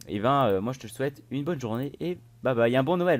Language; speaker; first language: French; native; French